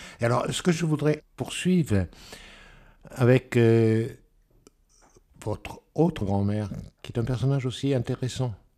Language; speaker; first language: French; native; French